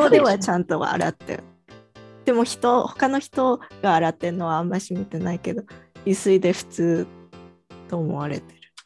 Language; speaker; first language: Japanese; early bilingual, heritage; Japanese